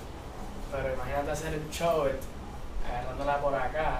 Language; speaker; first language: Spanish; native; Spanish